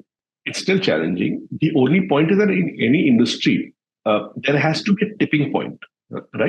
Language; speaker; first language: English; non-native, local second language; Hindi